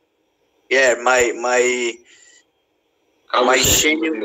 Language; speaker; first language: English; non-native, learner; Portuguese